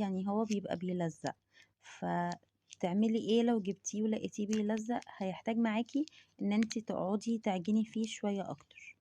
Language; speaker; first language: Arabic; native; Arabic